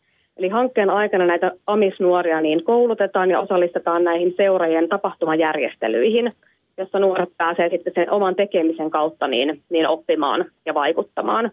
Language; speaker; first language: Finnish; native; Finnish